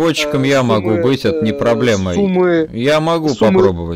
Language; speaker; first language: Russian; native; Russian